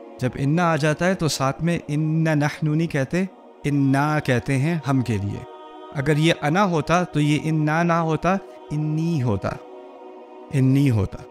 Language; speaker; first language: Urdu; early bilingual, heritage; Urdu